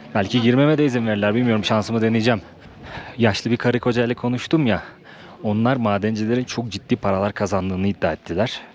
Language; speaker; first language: Turkish; native; Turkish